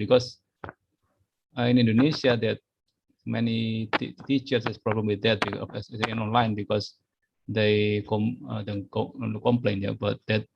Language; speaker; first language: English; non-native, fluent; Indonesian